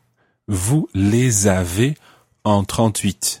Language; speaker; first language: French; non-native, fluent; English